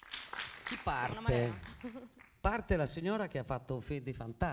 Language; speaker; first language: Italian; native; Italian